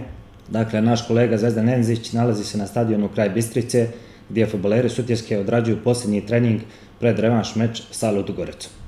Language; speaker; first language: Serbian; native; Serbian